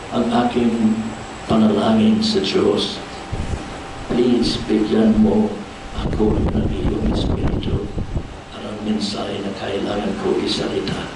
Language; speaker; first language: Filipino; non-native, fluent; English